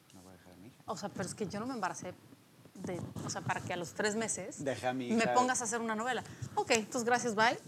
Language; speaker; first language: Spanish; early bilingual, other home language; Polish